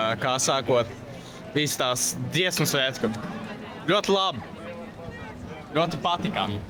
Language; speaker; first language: Latvian; non-native, local second language; Russian